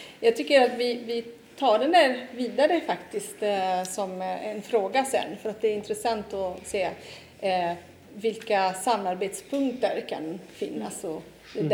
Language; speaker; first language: Swedish; non-native, fluent; Italian